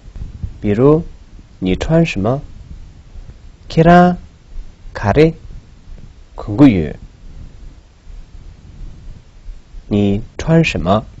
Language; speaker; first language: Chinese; non-native, local second language; Tibetan